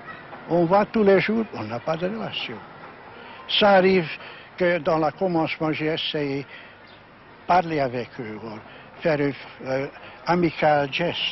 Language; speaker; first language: French; non-native, learner; Hungarian